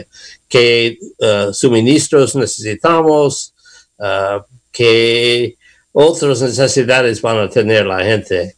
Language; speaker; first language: Spanish; non-native, learner; English